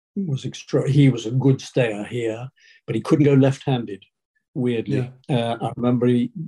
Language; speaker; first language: English; native; English